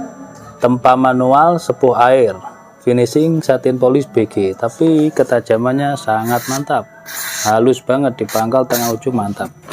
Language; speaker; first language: Indonesian; native; Indonesian